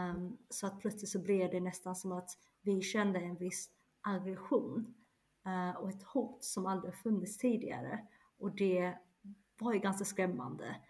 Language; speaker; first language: Swedish; early bilingual, other home language; Chinese